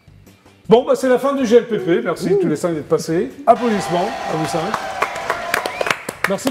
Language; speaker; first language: French; native; French